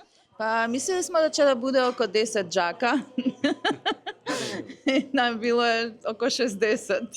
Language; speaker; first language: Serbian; early bilingual, heritage; Croatian